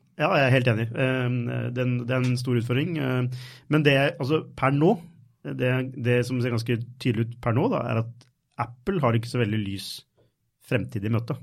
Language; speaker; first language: Norwegian; native; Norwegian